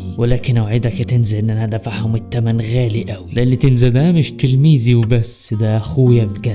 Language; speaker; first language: Arabic; native; Arabic